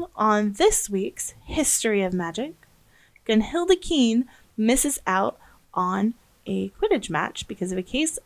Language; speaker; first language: English; native; English